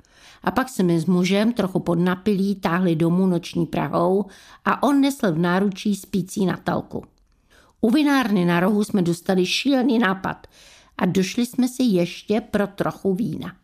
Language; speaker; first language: Czech; native; Czech